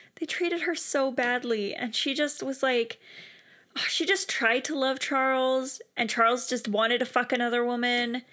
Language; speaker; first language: English; native; English